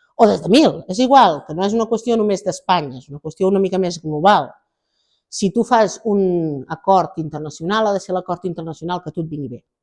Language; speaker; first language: Catalan; native; Catalan